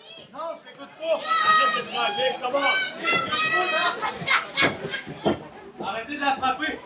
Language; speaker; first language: French; native; French